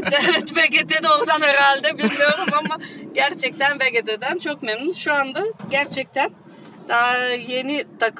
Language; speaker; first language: Turkish; early bilingual, heritage; Turkish